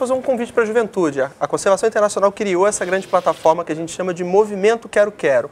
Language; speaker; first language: Portuguese; native; Portuguese